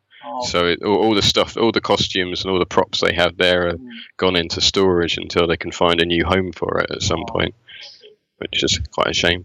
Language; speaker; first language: English; native; English